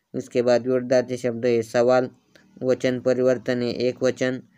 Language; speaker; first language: Hindi; non-native, local second language; Marathi